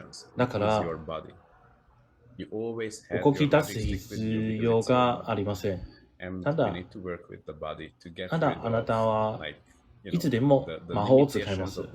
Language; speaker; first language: Japanese; non-native, learner; English